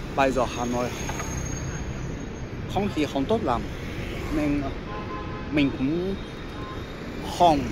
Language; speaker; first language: Vietnamese; non-native, learner; Japanese